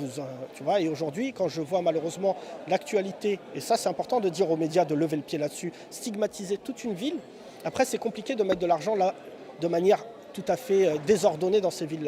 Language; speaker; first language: French; native; French